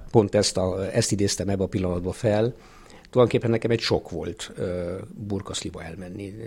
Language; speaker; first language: Hungarian; early bilingual, heritage; Hungarian